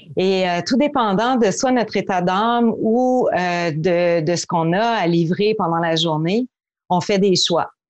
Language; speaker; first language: French; native; French